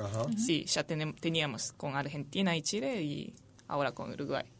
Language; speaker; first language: Spanish; non-native, fluent; Japanese